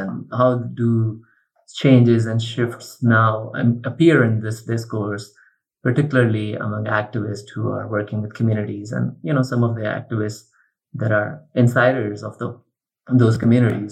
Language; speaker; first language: English; non-native, local second language; Urdu